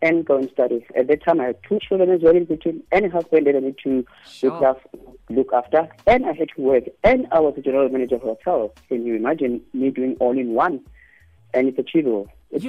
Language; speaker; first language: English; non-native, local second language; Zulu